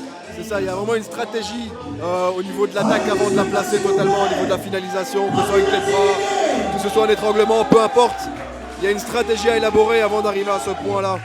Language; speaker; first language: French; native; French